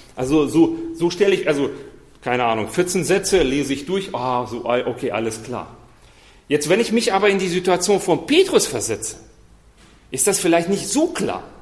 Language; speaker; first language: German; non-native, fluent; Russian